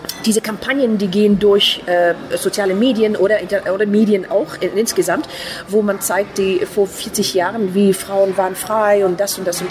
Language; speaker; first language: German; non-native, fluent; Persian